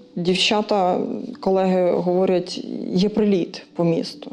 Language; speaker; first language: Ukrainian; native; Ukrainian